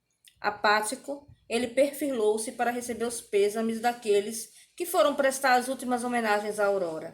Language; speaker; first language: Portuguese; native; Portuguese